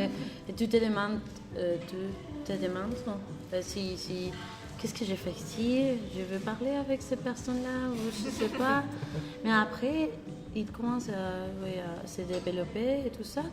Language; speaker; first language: French; non-native, learner; Spanish